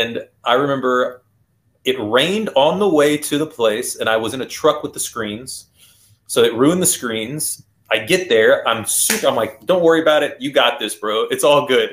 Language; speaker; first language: English; native; English